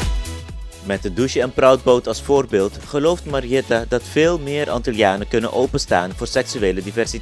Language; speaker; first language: Dutch; native; Dutch